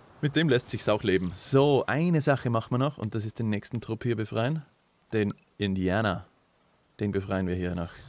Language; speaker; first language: German; native; German